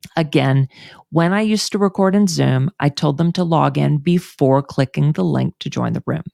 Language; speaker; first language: English; native; English